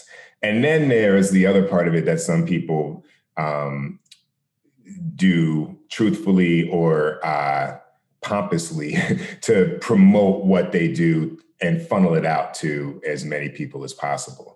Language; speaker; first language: English; native; English